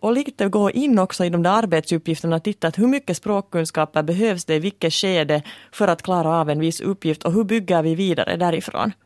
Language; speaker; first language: Swedish; native; Swedish